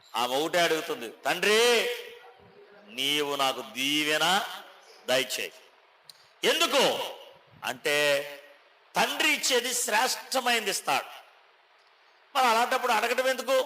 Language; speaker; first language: Telugu; native; Telugu